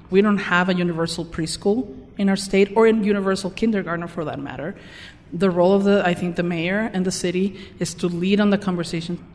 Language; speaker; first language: English; non-native, fluent; Spanish